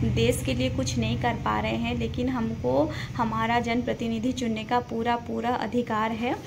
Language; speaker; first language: Hindi; native; Hindi